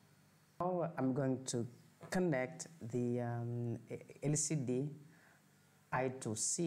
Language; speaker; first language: English; non-native, fluent; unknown